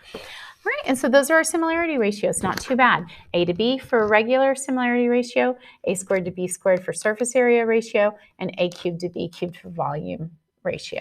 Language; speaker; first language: English; native; English